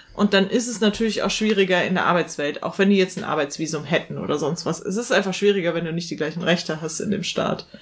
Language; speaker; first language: German; native; German